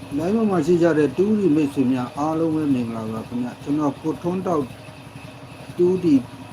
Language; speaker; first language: Burmese; native; Burmese